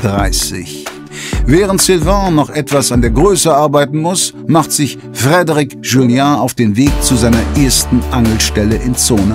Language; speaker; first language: German; native; German